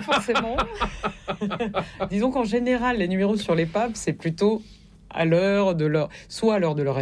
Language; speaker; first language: French; native; French